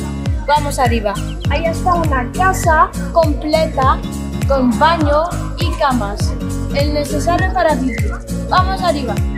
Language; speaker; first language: Spanish; non-native, fluent; French